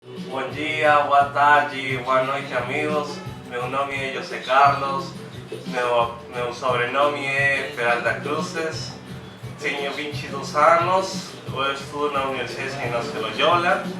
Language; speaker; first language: Portuguese; non-native, learner; Spanish